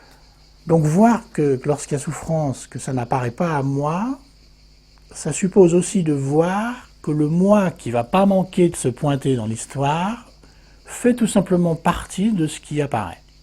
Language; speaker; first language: French; native; French